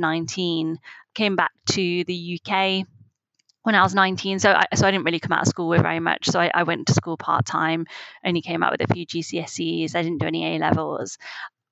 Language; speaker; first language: English; native; English